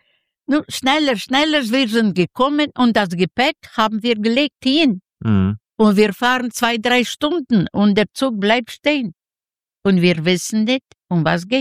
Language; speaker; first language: German; non-native, learner; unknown